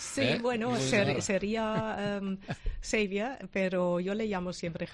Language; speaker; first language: Spanish; non-native, fluent; German